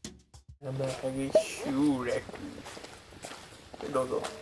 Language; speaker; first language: Japanese; native; Japanese